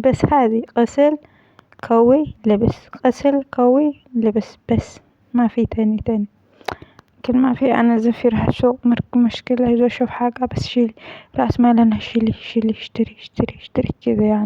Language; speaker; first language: Arabic; non-native, learner; Amharic